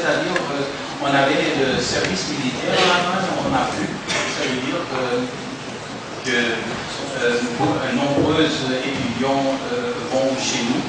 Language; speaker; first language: French; non-native, fluent; German